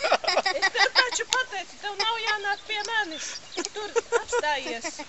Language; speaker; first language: Latvian; native; Latvian